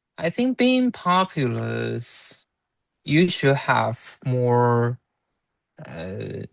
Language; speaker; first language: English; non-native, learner; Chinese